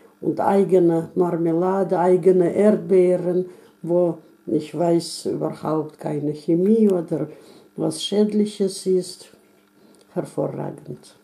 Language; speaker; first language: German; non-native, fluent; Russian